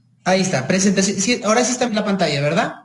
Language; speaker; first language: Spanish; native; Spanish